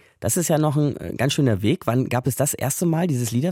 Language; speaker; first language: German; native; German